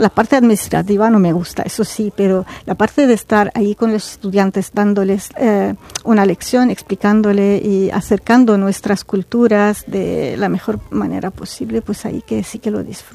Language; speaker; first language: Spanish; non-native, fluent; Arabic